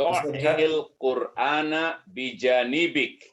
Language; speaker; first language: Arabic; non-native, learner; Indonesian